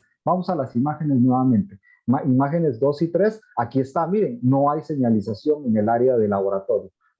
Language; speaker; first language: Spanish; native; Spanish